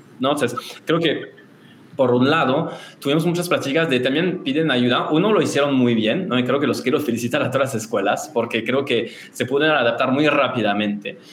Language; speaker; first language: Spanish; non-native, fluent; French